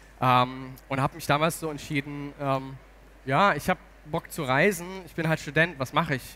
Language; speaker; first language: German; native; German